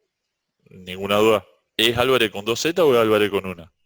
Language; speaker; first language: Spanish; native; Spanish